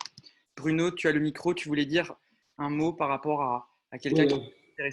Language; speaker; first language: French; native; French